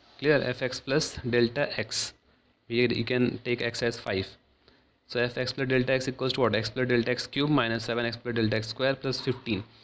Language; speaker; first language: English; non-native, local second language; Hindi